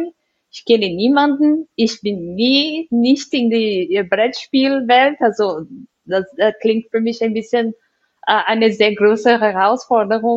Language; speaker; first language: German; non-native, fluent; Portuguese